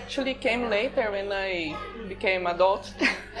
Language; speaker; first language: English; non-native, fluent; Portuguese